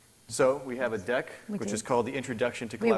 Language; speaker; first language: English; native; English